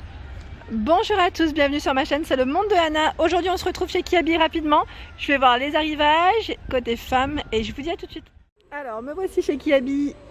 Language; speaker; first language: French; native; French